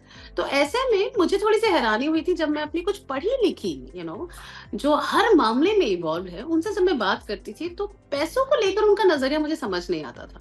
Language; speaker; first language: Hindi; native; Hindi